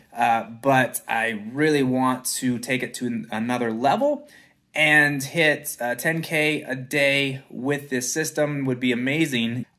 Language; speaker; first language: English; native; English